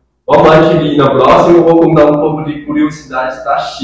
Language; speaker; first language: Portuguese; non-native, fluent; Chinese